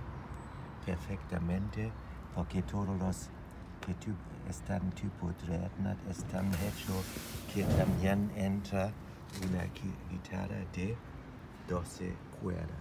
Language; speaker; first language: Spanish; non-native, fluent; German